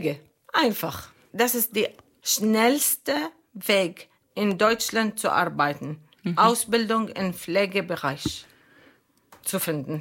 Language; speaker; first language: German; non-native, fluent; Arabic